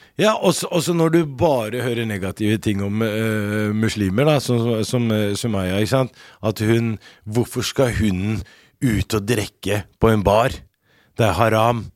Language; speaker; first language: Norwegian; early bilingual, other home language; Arabic